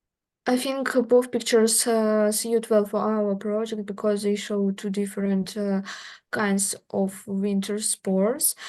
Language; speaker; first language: English; non-native, learner; Russian